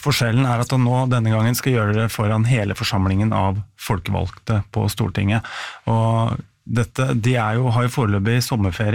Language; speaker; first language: Norwegian; native; Norwegian